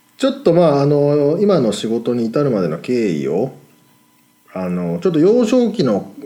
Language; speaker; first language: Japanese; native; Japanese